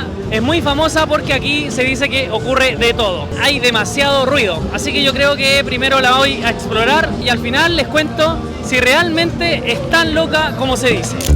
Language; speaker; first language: Spanish; native; Spanish